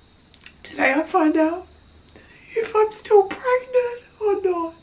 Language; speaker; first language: English; native; English